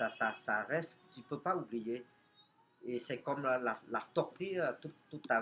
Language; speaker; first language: French; non-native, fluent; Khmer